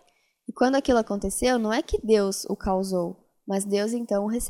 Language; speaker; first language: Portuguese; native; Portuguese